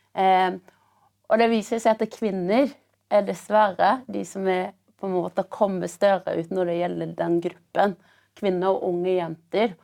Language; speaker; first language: Norwegian; early bilingual, other home language; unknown